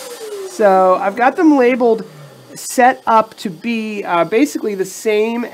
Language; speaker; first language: English; native; English